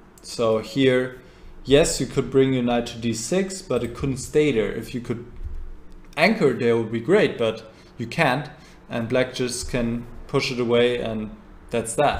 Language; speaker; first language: English; non-native, fluent; German